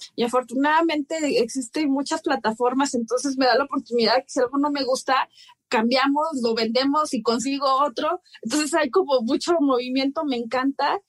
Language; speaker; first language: Spanish; native; Spanish